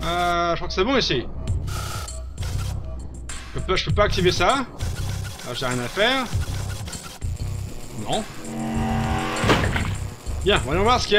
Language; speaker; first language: French; native; French